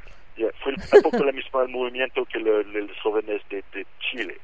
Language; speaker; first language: Spanish; non-native, fluent; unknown